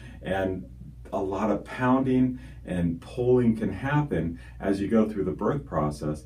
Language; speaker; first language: English; native; English